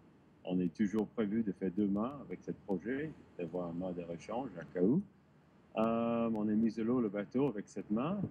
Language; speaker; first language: French; non-native, learner; English